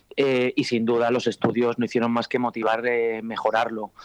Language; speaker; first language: Spanish; native; Spanish